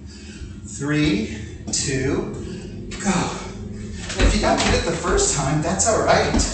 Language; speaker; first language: English; native; English